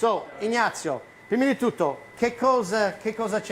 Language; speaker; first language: Italian; non-native, fluent; English